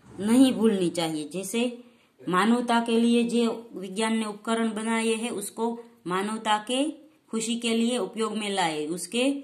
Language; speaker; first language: Hindi; non-native, local second language; Gujarati